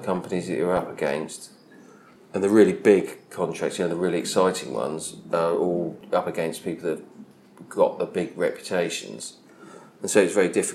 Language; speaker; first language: English; native; English